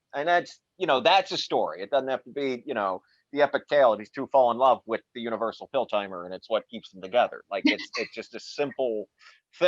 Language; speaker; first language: English; native; English